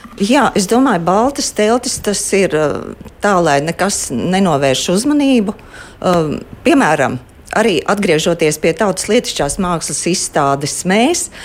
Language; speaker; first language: Latvian; native; Latvian